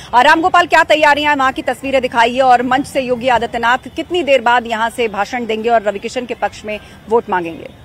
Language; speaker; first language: Hindi; native; Hindi